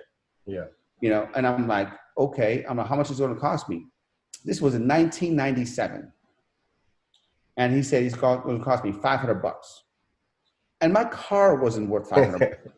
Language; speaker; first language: English; non-native, fluent; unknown